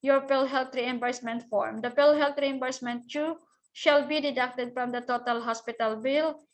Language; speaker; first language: English; non-native, local second language; Filipino